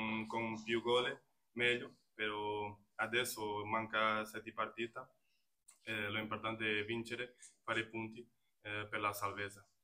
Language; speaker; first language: Italian; non-native, learner; Portuguese